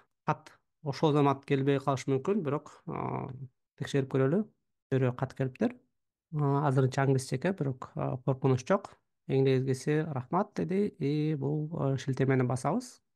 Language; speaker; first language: Kyrgyz; native; Kyrgyz